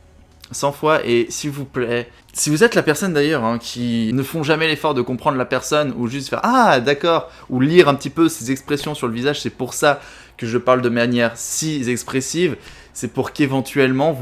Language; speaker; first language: French; native; French